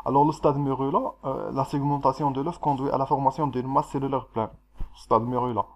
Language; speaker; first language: French; non-native, local second language; Arabic